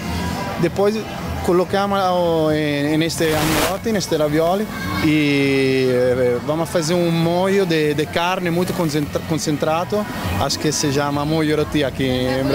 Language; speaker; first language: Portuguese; non-native, learner; Italian